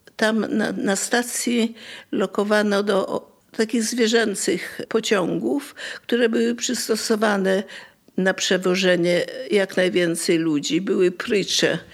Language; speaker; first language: Polish; native; Polish